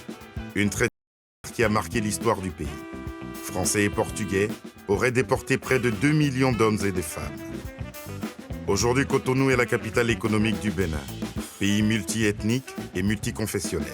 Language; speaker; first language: French; native; French